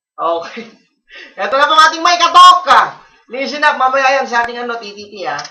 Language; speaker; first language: Filipino; non-native, local second language; Iloko